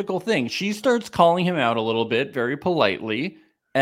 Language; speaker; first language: English; native; English